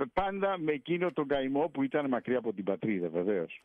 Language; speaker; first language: Greek; early bilingual, heritage; Greek